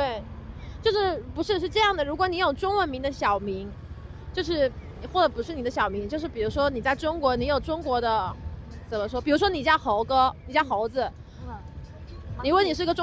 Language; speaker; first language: Chinese; native; Chinese